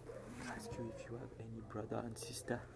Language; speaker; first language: English; non-native, fluent; French